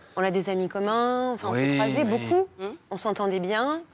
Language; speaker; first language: French; native; French